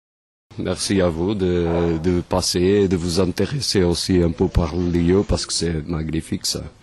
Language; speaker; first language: French; non-native, fluent; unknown